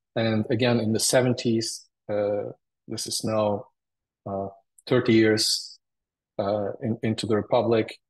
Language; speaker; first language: English; early bilingual, other home language; Turkish